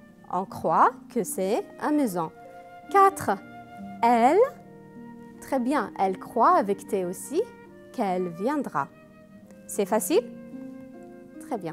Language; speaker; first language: French; non-native, fluent; Arabic